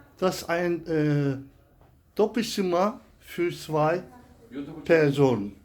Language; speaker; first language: German; non-native, local second language; Turkish